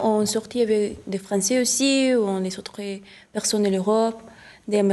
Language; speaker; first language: French; non-native, learner; Spanish